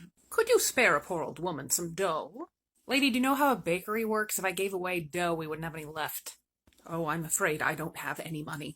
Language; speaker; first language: English; native; English